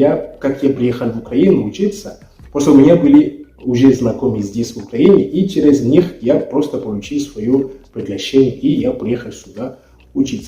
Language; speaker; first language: Russian; non-native, fluent; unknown